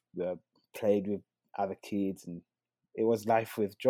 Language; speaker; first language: English; non-native, local second language; Kinyarwanda